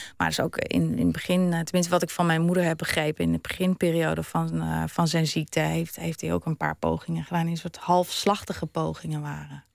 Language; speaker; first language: Dutch; early bilingual, other home language; German